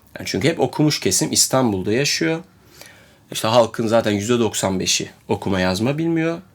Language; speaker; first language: Turkish; native; Turkish